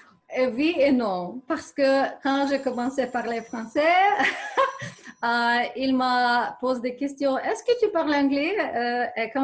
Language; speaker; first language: French; non-native, learner; Ukrainian